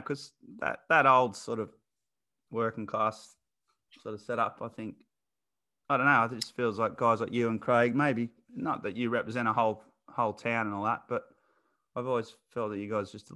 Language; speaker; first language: English; native; English